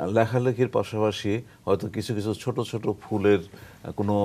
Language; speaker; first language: Bangla; native; Bangla